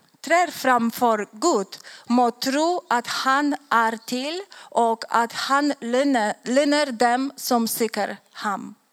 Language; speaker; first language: Swedish; non-native, learner; Polish